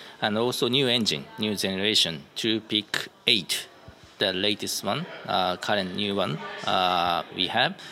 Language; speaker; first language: English; non-native, learner; Japanese